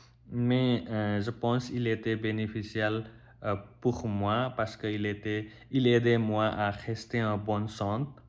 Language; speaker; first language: French; non-native, learner; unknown